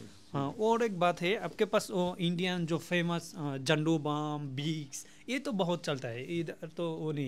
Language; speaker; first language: Hindi; non-native, learner; Bangla